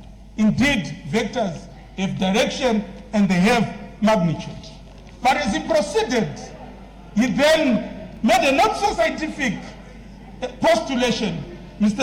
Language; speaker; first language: English; non-native, local second language; Shona